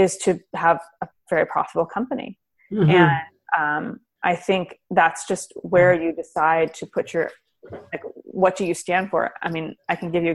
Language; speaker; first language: English; native; English